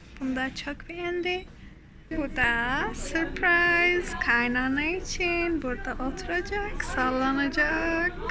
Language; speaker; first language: Turkish; non-native, learner; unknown